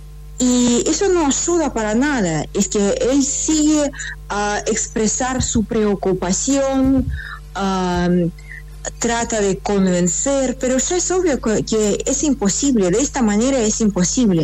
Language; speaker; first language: Spanish; non-native, fluent; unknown